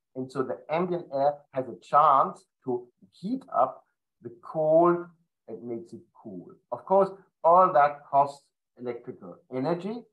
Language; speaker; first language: English; non-native, fluent; German